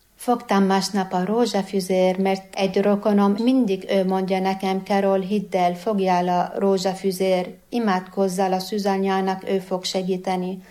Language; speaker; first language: Hungarian; non-native, fluent; Arabic